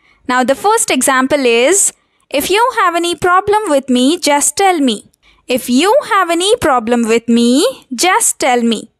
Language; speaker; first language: English; non-native, local second language; Telugu